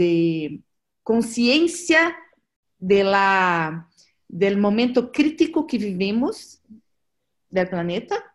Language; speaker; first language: Spanish; non-native, learner; Portuguese